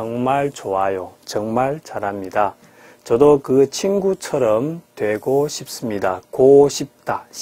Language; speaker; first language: Korean; non-native, fluent; Chinese